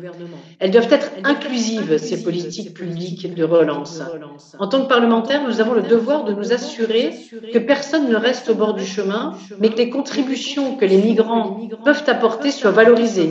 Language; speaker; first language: French; native; French